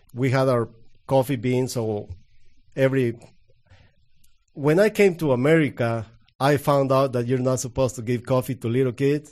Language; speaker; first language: English; non-native, fluent; Spanish